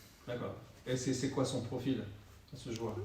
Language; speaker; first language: French; native; French